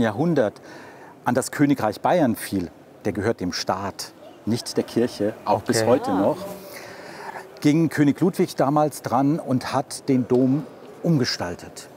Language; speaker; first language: German; native; German